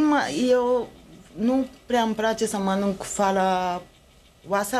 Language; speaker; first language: Romanian; non-native, learner; Japanese